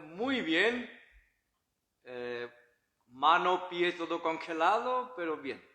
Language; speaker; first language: Spanish; non-native, learner; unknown